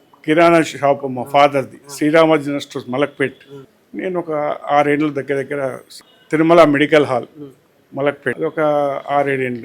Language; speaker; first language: Telugu; native; Telugu